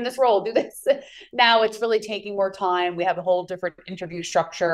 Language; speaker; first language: English; native; English